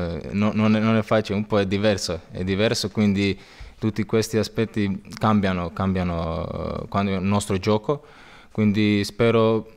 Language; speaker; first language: Italian; non-native, learner; Croatian